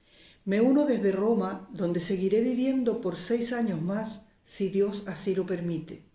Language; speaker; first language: Spanish; native; Spanish